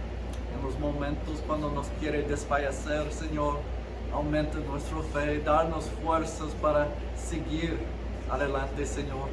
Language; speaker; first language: Spanish; early bilingual, heritage; Spanish